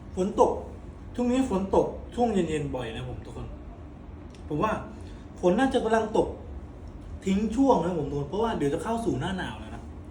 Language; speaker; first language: Thai; non-native, local second language; Northern Khmer